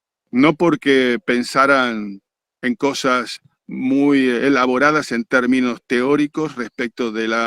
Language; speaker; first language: Spanish; native; Spanish